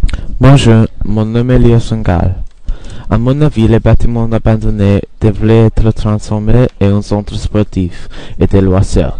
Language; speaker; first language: French; non-native, learner; English